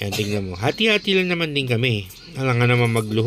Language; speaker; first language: Filipino; native; Filipino